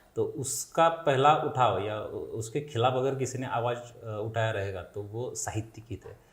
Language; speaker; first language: Hindi; non-native, local second language; Marathi